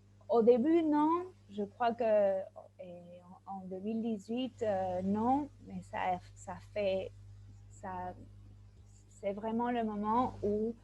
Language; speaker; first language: French; non-native, fluent; Spanish